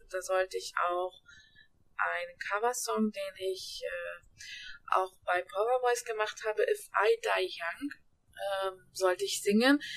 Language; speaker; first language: German; early bilingual, other home language; Hungarian